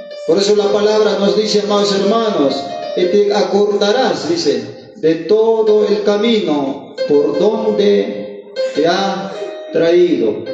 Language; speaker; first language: Spanish; non-native, local second language; Quechua